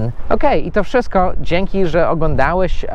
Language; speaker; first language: Polish; non-native, fluent; English